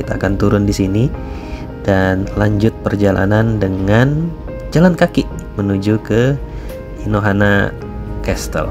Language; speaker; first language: Indonesian; native; Indonesian